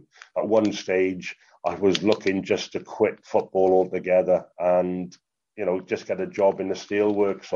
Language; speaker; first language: English; native; English